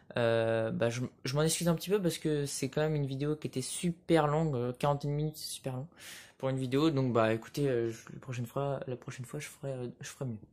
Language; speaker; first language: French; native; French